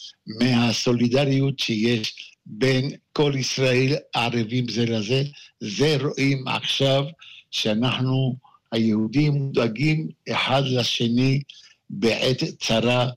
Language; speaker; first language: Hebrew; non-native, fluent; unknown